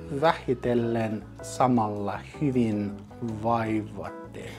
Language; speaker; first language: Finnish; non-native, learner; English